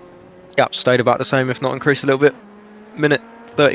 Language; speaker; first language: English; native; English